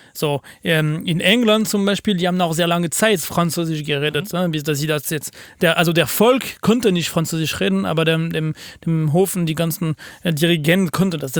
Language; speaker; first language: German; non-native, fluent; French